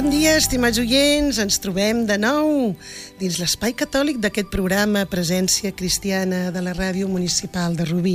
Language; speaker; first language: Catalan; native; Catalan